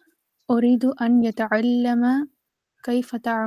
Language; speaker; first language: Arabic; non-native, learner; Urdu